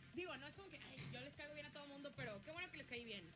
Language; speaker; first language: Spanish; native; Spanish